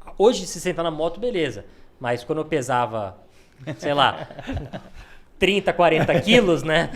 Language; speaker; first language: Portuguese; early bilingual, other home language; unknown